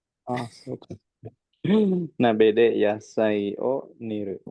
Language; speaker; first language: Japanese; non-native, learner; Khmer